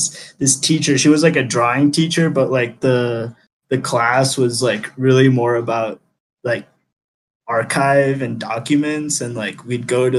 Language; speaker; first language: English; early bilingual, other home language; Spanish